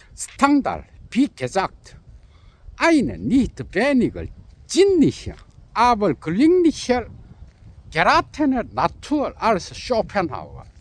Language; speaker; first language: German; non-native, learner; Korean